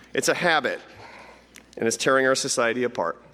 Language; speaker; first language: English; native; English